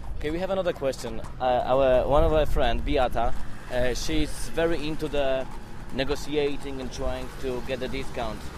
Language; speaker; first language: English; non-native, fluent; Polish